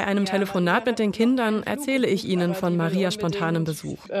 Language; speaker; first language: German; native; German